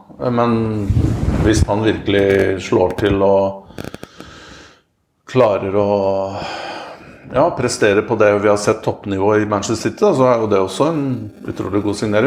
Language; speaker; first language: Norwegian; native; Norwegian